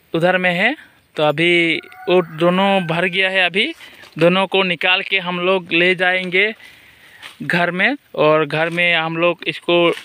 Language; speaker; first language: Hindi; non-native, local second language; Assamese